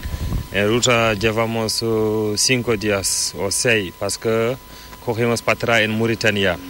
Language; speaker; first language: Spanish; non-native, learner; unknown